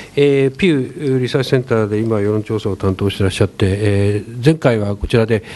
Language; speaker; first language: Japanese; native; Japanese